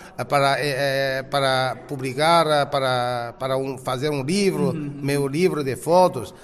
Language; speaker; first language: Portuguese; non-native, fluent; Chinese